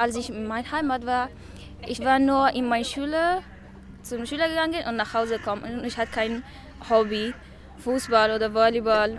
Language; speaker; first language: German; non-native, learner; Persian